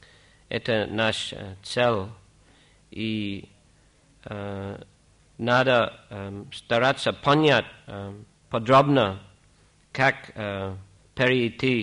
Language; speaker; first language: Russian; non-native, fluent; English